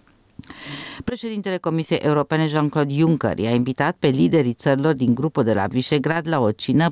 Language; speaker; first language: Romanian; native; Romanian